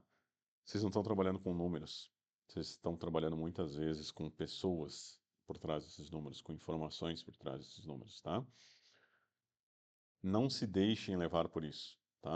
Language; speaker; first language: Portuguese; native; Portuguese